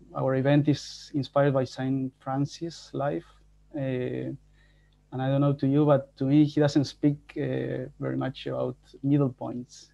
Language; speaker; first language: English; non-native, fluent; Spanish